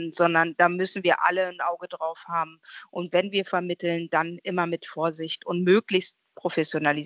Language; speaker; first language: German; native; German